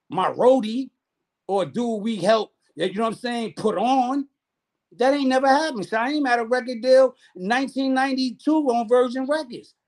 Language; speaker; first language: English; native; English